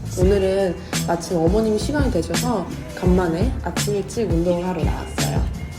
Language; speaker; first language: Korean; native; Korean